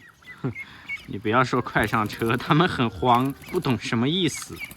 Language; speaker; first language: Chinese; native; Chinese